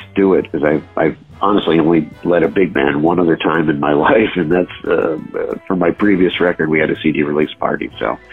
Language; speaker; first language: English; native; English